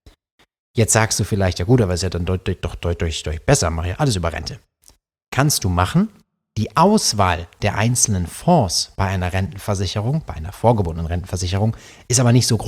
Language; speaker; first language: German; native; German